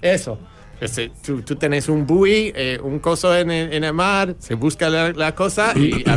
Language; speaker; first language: Spanish; non-native, fluent; English